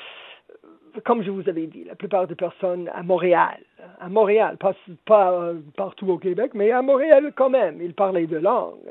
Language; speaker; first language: French; non-native, local second language; English